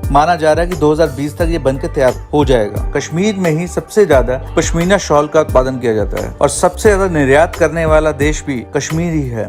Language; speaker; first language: Hindi; native; Hindi